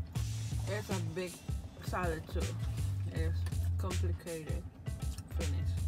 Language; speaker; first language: English; non-native, learner; Spanish